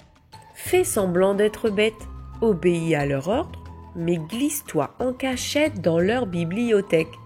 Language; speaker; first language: French; native; French